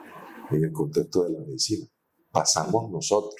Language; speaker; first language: Spanish; native; Spanish